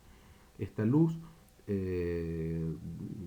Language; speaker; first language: Spanish; native; Spanish